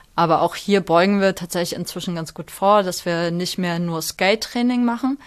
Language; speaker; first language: German; native; German